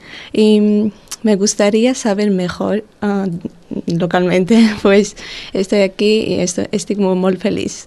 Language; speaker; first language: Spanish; non-native, learner; Georgian